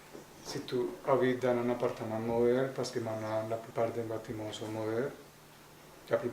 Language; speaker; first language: French; non-native, fluent; Spanish